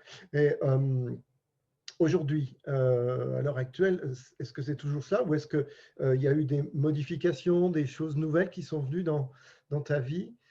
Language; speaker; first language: French; native; French